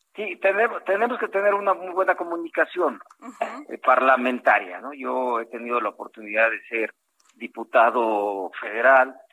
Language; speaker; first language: Spanish; native; Spanish